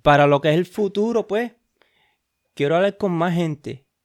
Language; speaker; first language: Spanish; early bilingual, heritage; Spanish